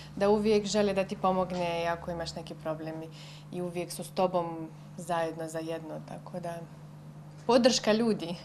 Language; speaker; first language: Croatian; non-native, fluent; Russian